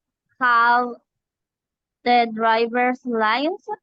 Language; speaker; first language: English; non-native, learner; Spanish